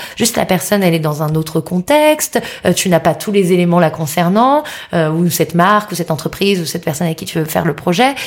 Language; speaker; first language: French; native; French